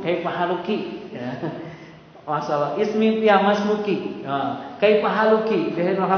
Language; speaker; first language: Arabic; non-native, fluent; Indonesian